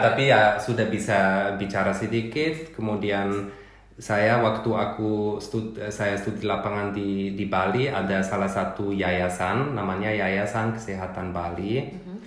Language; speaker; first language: Indonesian; non-native, fluent; German